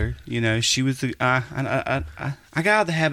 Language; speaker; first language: English; native; English